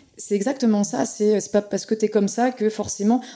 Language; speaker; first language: French; native; French